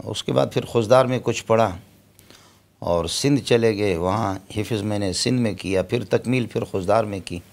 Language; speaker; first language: Urdu; non-native, local second language; Brahui